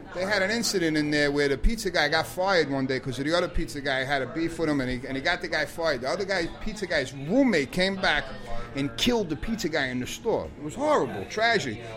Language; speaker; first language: English; native; English